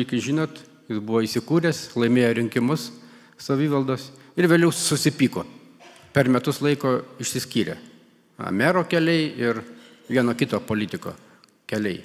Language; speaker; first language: Lithuanian; native; Lithuanian